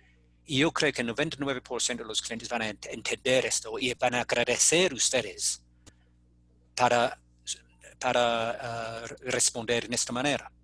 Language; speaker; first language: Spanish; non-native, fluent; English